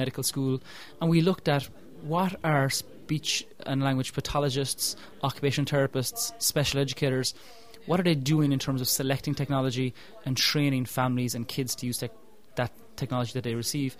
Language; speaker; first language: English; native; English